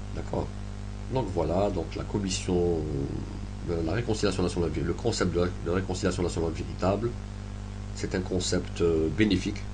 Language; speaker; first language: French; non-native, local second language; Arabic